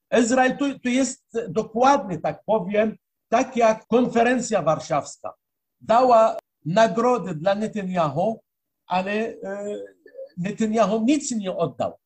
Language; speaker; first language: Polish; non-native, fluent; Arabic